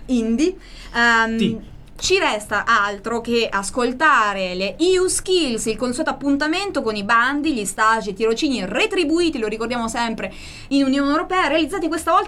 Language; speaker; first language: Italian; native; Italian